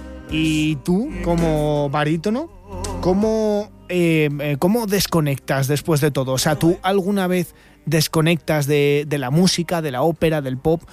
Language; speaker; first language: Spanish; native; Spanish